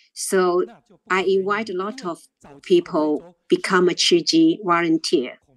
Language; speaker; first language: English; non-native, learner; Chinese